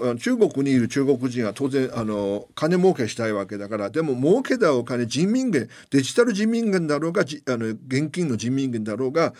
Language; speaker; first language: Japanese; non-native, fluent; Chinese